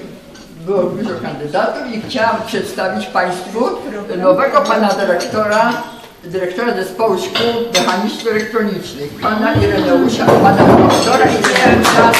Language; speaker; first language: Polish; native; Polish